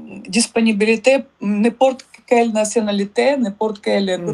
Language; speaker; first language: French; non-native, learner; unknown